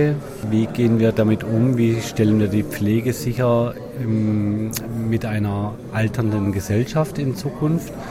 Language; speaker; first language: German; native; German